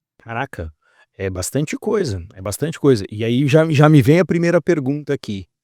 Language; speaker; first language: Portuguese; native; Portuguese